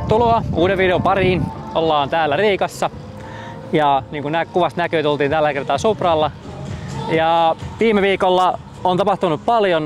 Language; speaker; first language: Finnish; native; Finnish